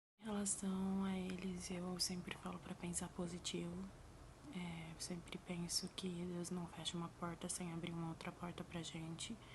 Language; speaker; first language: Portuguese; early bilingual, other home language; Arabic